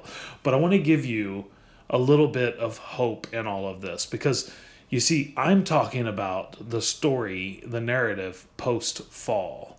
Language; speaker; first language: English; native; English